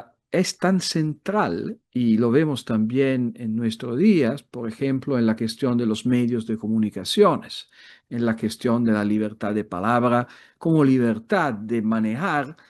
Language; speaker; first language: Spanish; non-native, fluent; Italian